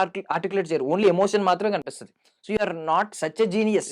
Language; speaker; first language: Telugu; native; Telugu